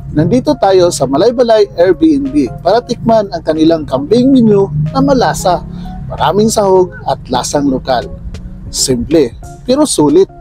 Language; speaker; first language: Filipino; non-native, local second language; Cebuano